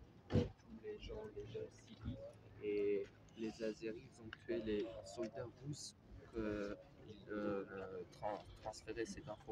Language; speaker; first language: French; non-native, learner; Armenian